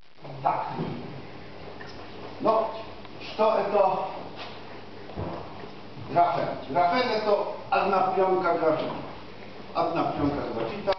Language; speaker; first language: Russian; non-native, fluent; Polish